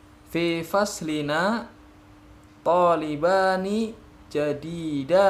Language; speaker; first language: Arabic; non-native, learner; Indonesian